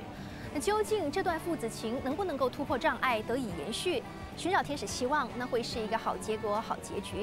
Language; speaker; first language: Chinese; native; Chinese